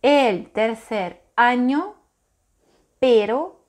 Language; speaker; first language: Spanish; non-native, fluent; Russian